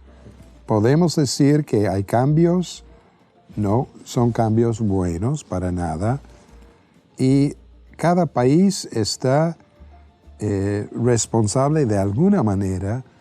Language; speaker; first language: Spanish; non-native, fluent; English